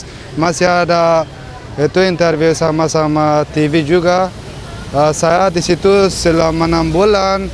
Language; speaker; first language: Indonesian; early bilingual, other home language; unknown